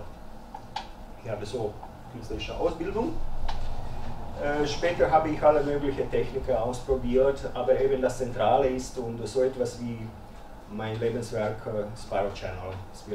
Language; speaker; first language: German; early bilingual, other home language; Croatian